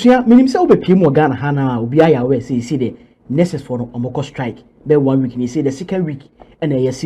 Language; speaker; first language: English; non-native, local second language; Akan